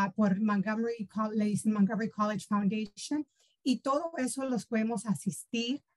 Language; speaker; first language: Spanish; early bilingual, heritage; Spanish